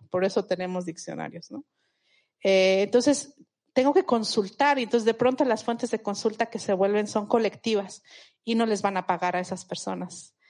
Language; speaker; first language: Spanish; non-native, local second language; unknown